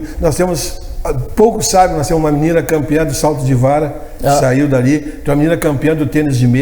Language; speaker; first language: Portuguese; native; Portuguese